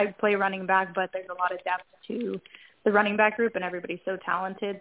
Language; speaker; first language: English; native; English